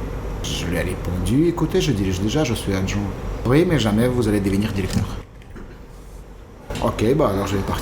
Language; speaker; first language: French; non-native, fluent; Russian